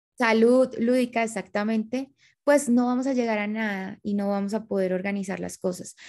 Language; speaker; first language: Spanish; native; Spanish